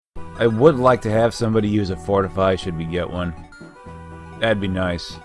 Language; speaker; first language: English; native; English